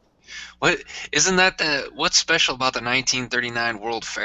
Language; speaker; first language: English; native; English